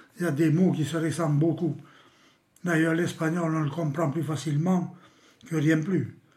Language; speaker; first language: French; non-native, local second language; Occitan